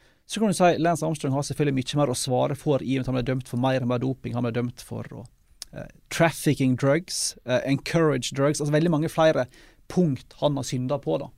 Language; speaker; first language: Norwegian; native; Norwegian